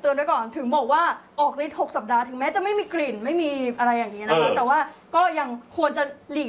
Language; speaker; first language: Thai; native; Thai